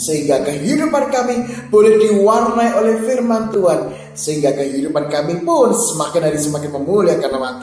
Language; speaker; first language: Indonesian; native; Indonesian